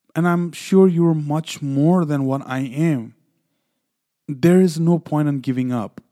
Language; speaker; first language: English; non-native, local second language; Nepali